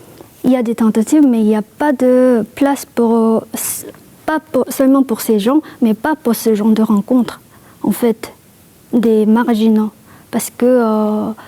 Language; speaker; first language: French; non-native, fluent; Korean